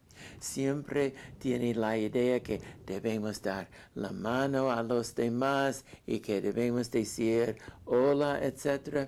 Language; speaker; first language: Spanish; non-native, fluent; English